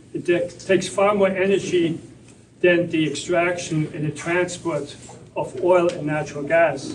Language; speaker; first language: English; non-native, fluent; German